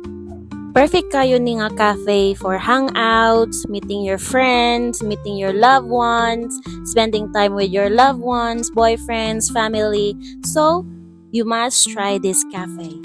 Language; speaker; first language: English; non-native, local second language; Cebuano